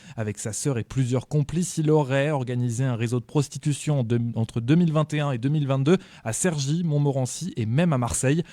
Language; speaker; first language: French; native; French